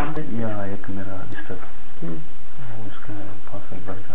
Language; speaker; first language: Hindi; non-native, local second language; Telugu